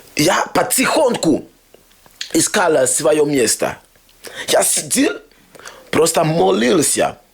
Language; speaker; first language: Russian; non-native, fluent; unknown